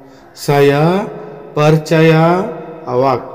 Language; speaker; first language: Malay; non-native, fluent; Bangla